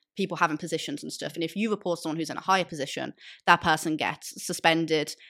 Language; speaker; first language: English; native; English